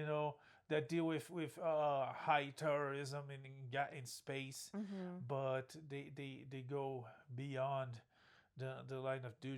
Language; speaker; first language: English; non-native, fluent; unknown